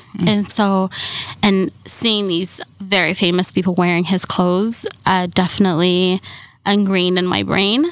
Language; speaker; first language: English; early bilingual, other home language; Somali